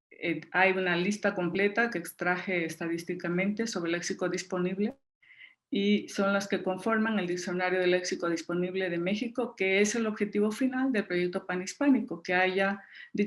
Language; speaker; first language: Spanish; native; Spanish